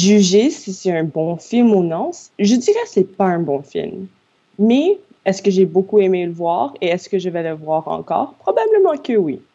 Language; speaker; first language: French; non-native, local second language; English